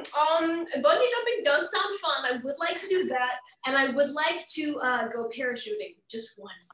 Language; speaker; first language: English; native; English